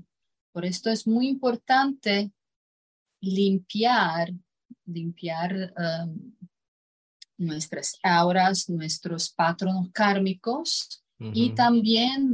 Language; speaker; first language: Spanish; non-native, fluent; Croatian